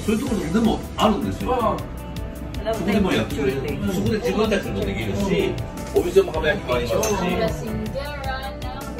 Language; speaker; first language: Japanese; native; Japanese